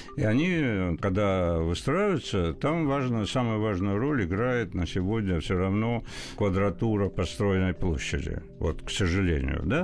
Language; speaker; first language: Russian; native; Russian